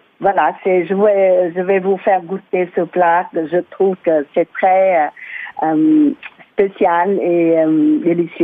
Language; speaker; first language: French; non-native, fluent; Vietnamese